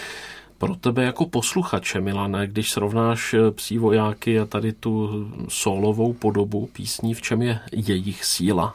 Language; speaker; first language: Czech; native; Czech